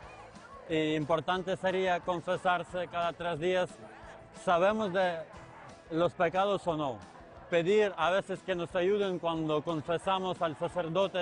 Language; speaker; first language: Spanish; non-native, fluent; Ukrainian